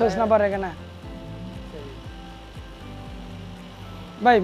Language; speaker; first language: Hindi; non-native, learner; Bangla